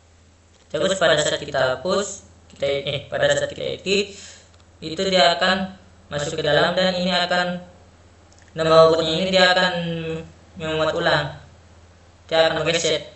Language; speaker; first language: Indonesian; native; Indonesian